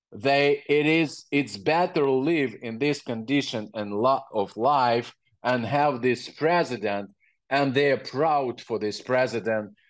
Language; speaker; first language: English; non-native, learner; Ukrainian